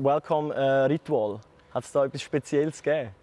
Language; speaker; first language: German; native; German